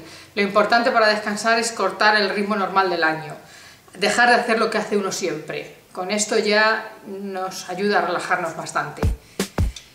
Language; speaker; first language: Spanish; native; Spanish